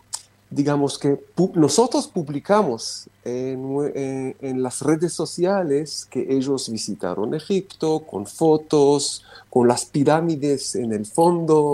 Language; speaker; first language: Spanish; non-native, fluent; Romanian